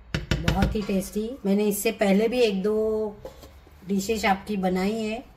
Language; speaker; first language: Hindi; non-native, local second language; Marathi